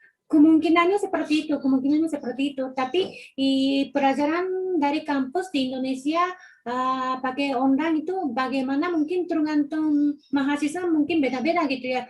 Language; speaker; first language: Indonesian; non-native, fluent; Japanese